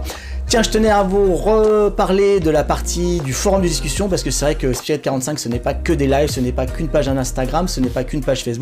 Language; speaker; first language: French; native; French